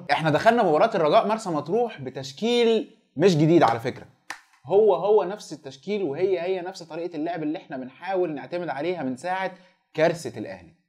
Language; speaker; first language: Arabic; native; Arabic